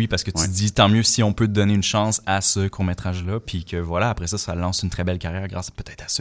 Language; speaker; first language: French; native; French